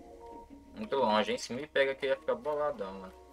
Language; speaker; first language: Portuguese; native; Portuguese